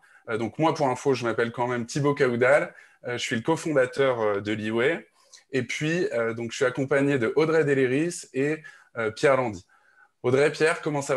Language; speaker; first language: French; native; French